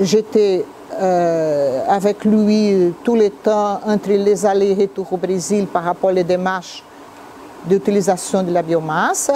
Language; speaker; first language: French; non-native, fluent; Portuguese